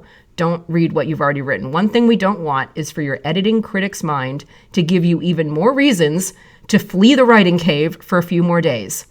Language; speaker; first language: English; native; English